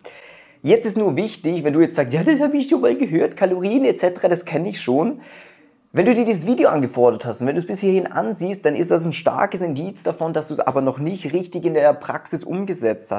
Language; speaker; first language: German; native; German